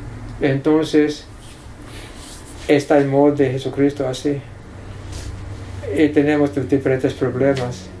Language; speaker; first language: Spanish; non-native, fluent; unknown